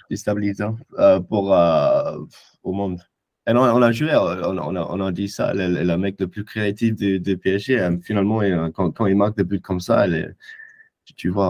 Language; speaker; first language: French; non-native, fluent; English